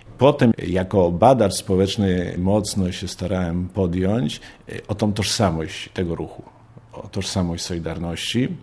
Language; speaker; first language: Polish; native; Polish